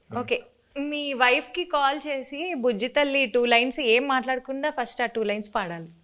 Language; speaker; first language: Telugu; native; Telugu